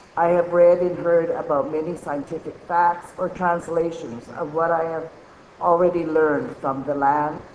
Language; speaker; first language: English; native; English